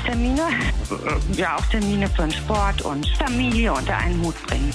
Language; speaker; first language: German; native; German